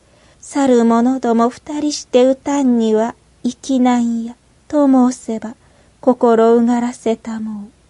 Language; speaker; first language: Japanese; native; Japanese